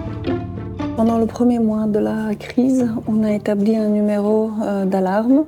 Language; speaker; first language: French; non-native, fluent; Polish